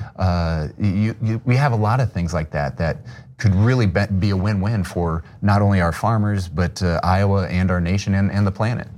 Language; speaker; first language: English; native; English